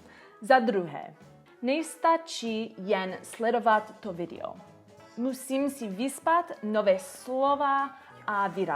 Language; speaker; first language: Czech; non-native, learner; English